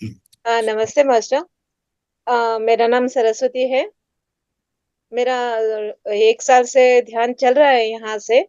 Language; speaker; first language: Hindi; non-native, local second language; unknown